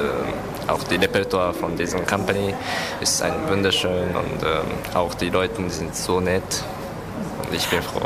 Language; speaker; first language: German; non-native, learner; Japanese